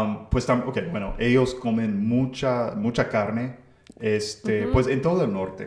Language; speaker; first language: Spanish; non-native, fluent; English